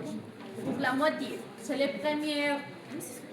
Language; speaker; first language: French; non-native, fluent; Spanish